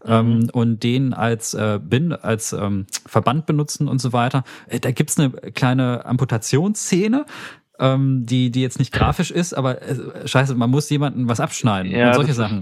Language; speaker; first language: German; native; German